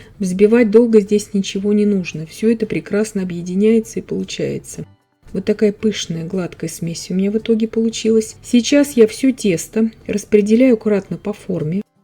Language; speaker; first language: Russian; native; Russian